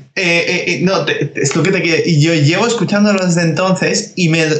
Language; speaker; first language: Spanish; early bilingual, other home language; Georgian